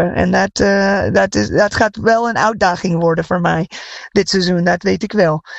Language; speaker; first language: Dutch; non-native, fluent; English